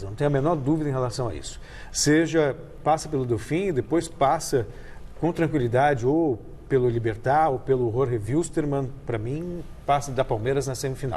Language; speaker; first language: Portuguese; native; Portuguese